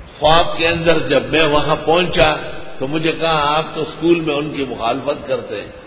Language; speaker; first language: Urdu; non-native, local second language; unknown